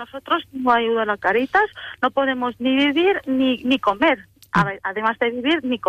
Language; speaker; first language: Spanish; non-native, learner; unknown